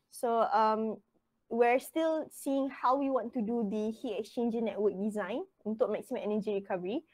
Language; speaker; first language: English; non-native, local second language; Malay